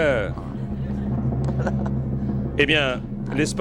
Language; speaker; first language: French; native; French